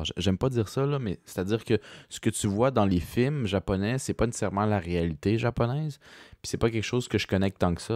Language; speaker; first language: French; native; French